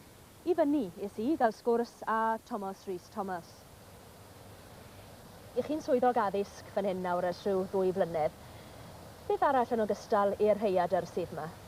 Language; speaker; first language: Welsh; native; Welsh